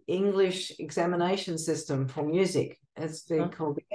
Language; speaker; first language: English; native; English